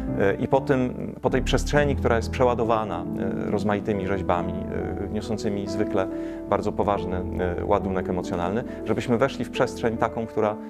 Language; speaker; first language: Polish; native; Polish